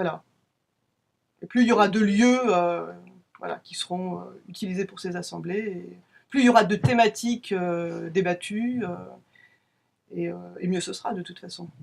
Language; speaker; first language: French; native; French